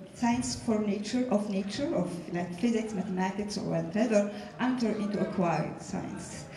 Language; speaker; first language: English; non-native, fluent; French